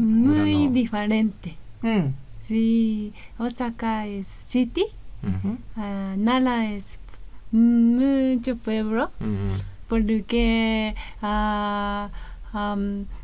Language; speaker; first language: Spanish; non-native, learner; Japanese